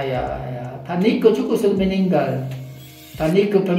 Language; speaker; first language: Indonesian; non-native, fluent; German